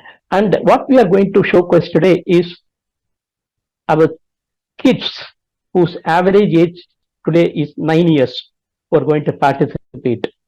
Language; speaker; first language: English; non-native, local second language; Tamil